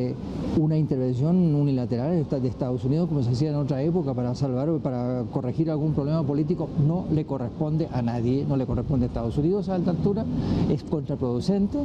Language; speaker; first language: Spanish; native; Spanish